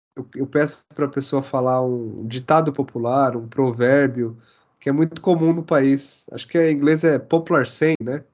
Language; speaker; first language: Portuguese; native; Portuguese